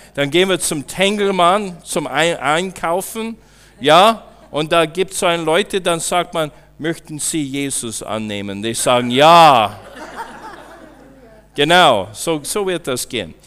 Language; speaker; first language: German; non-native, learner; English